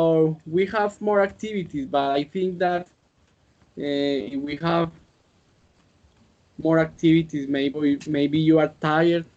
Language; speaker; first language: English; non-native, learner; Spanish